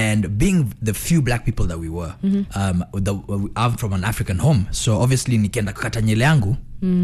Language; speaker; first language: English; non-native, local second language; Swahili